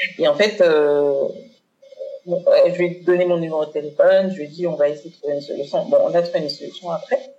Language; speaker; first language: French; early bilingual, other home language; Haitian Creole